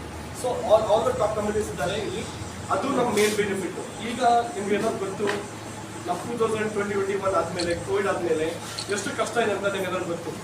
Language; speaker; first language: Kannada; non-native, local second language; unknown